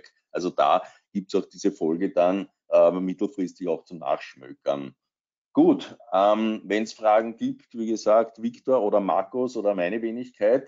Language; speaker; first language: German; native; German